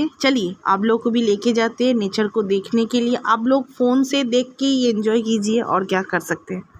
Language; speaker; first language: Hindi; non-native, local second language; Bangla